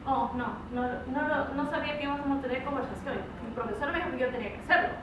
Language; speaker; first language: Spanish; early bilingual, other home language; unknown